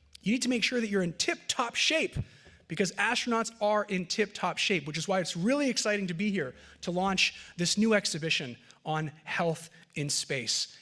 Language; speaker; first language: English; early bilingual, other home language; French